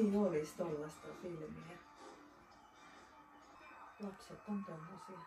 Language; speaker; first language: Finnish; native; Finnish